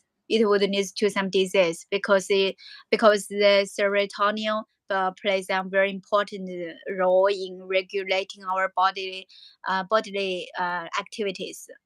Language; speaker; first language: English; non-native, learner; Chinese